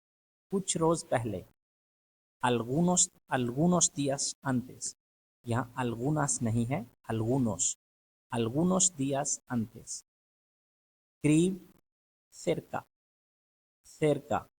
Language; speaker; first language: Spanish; non-native, fluent; Urdu